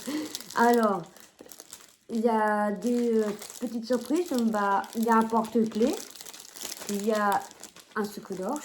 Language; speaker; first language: French; native; French